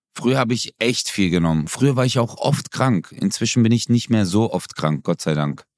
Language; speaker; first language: German; early bilingual, other home language; Turkish